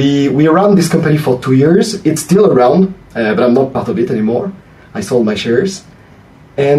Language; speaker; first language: English; non-native, fluent; French